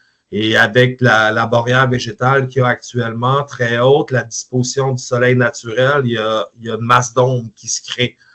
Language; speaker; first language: French; native; French